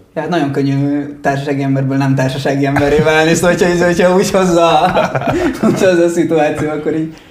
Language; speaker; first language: Hungarian; early bilingual, other home language; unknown